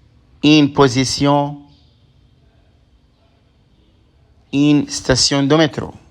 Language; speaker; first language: French; non-native, fluent; Arabic